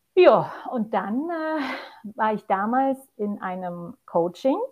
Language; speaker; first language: German; non-native, fluent; Polish